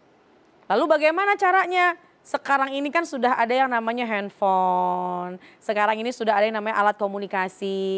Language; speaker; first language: Indonesian; native; Indonesian